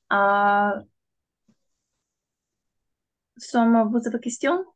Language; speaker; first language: French; non-native, learner; Russian